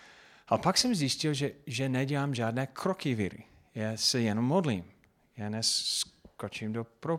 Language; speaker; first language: Czech; non-native, fluent; English